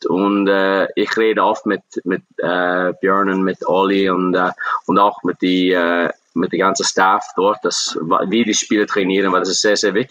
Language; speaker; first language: German; non-native, fluent; English